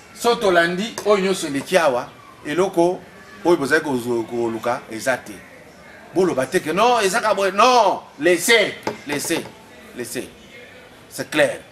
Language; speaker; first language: Lingala; non-native, local second language; Swahili